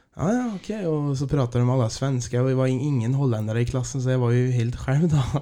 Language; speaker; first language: Swedish; early bilingual, other home language; Dutch